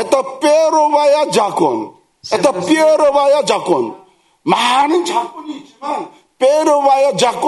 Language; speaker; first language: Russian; non-native, learner; Korean